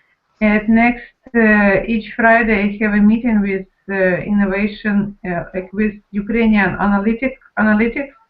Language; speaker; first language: English; non-native, learner; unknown